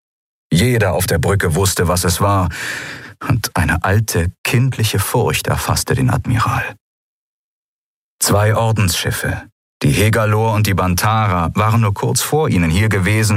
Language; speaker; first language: German; native; German